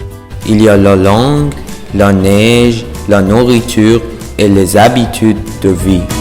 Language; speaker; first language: French; early bilingual, other home language; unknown